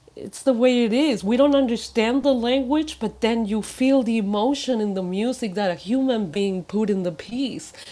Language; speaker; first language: English; non-native, fluent; Spanish